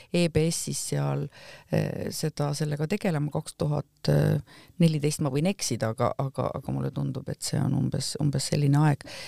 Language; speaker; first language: Estonian; native; Estonian